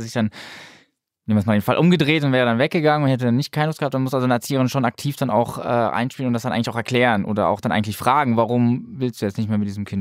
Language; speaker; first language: German; native; German